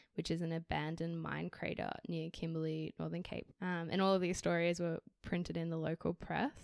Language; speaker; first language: English; native; English